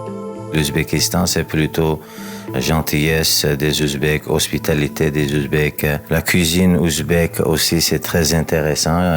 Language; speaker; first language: French; non-native, fluent; Uzbek